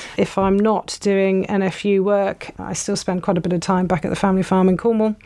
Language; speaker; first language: English; native; English